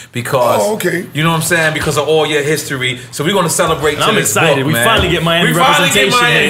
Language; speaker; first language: English; native; English